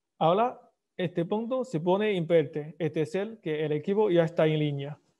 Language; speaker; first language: Spanish; non-native, fluent; Chinese